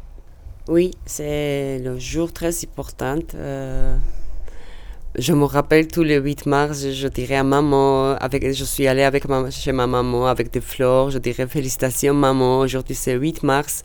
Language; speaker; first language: French; non-native, learner; Georgian